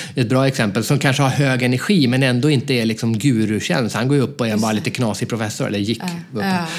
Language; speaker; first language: Swedish; native; Swedish